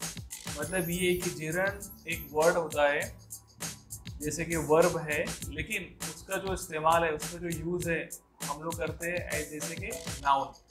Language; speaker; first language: Hindi; native; Hindi